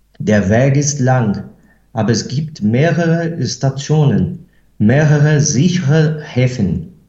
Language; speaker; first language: German; non-native, fluent; Portuguese